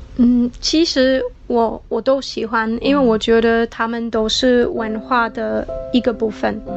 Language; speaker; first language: Chinese; non-native, fluent; German